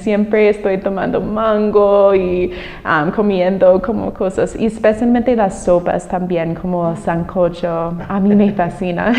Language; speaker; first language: Spanish; non-native, fluent; English